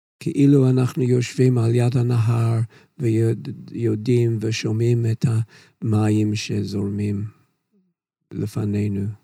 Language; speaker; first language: Hebrew; non-native, fluent; English